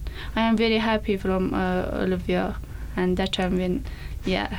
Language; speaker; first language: English; non-native, learner; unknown